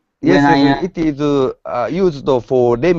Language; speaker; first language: English; non-native, learner; Japanese